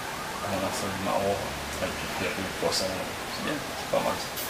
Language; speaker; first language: French; non-native, local second language; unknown